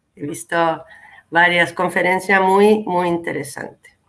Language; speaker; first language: Spanish; non-native, fluent; Italian